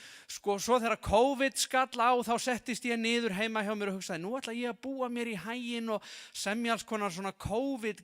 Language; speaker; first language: Icelandic; native; Icelandic